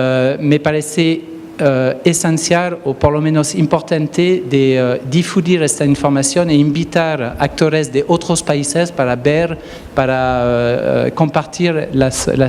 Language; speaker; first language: Spanish; non-native, fluent; French